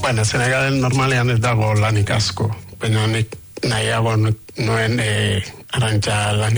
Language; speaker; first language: Basque; non-native, learner; Wolof